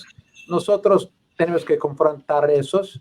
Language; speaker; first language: Spanish; non-native, learner; English